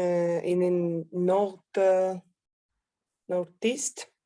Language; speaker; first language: French; non-native, learner; Italian